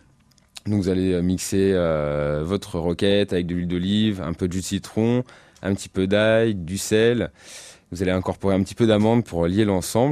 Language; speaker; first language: French; native; French